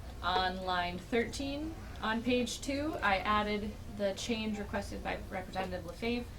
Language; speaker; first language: English; native; English